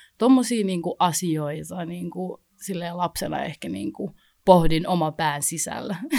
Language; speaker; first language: Finnish; early bilingual, other home language; Kinyarwanda